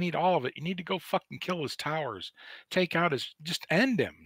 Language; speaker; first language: English; native; English